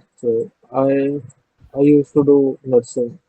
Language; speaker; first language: English; non-native, local second language; Hindi